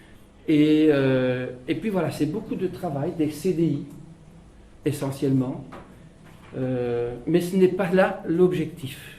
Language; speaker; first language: French; native; French